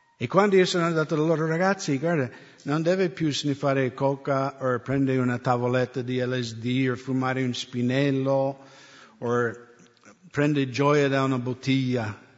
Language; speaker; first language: Italian; non-native, fluent; English